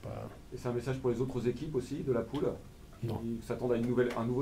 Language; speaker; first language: French; native; French